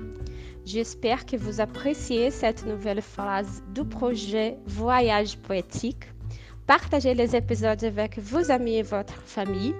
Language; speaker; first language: French; non-native, fluent; Portuguese